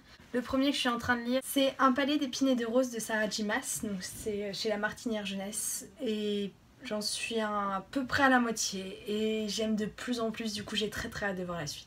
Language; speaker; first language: French; native; French